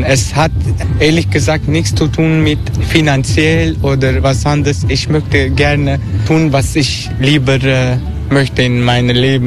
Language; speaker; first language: German; non-native, learner; Turkish